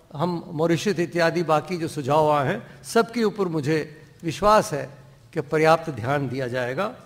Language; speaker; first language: Hindi; non-native, local second language; Dogri